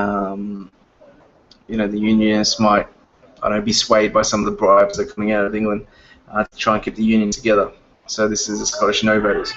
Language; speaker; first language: English; native; English